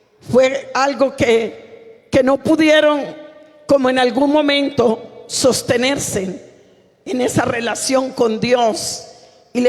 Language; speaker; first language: Spanish; native; Spanish